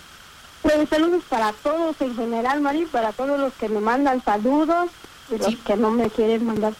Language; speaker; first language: Spanish; native; Spanish